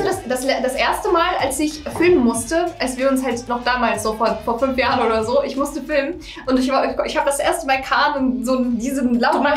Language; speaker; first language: German; native; German